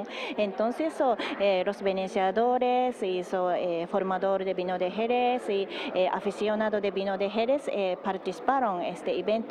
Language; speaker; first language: Spanish; non-native, learner; Japanese